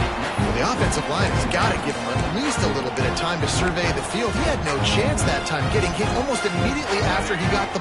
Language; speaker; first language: English; native; English